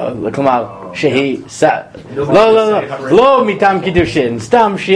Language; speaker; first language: Hebrew; non-native, fluent; English